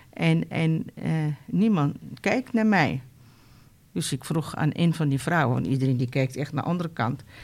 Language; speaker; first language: Dutch; non-native, fluent; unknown